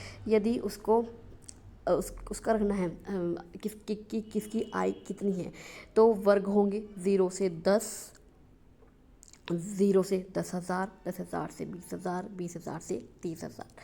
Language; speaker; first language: Hindi; native; Hindi